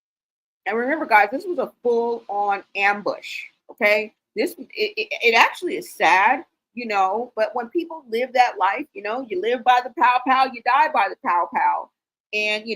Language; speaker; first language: English; native; English